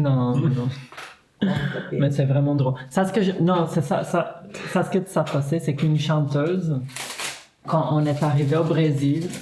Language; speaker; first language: French; non-native, fluent; Portuguese